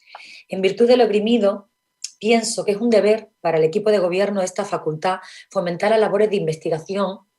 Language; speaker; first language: Spanish; native; Spanish